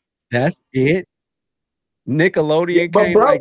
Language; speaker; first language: English; native; English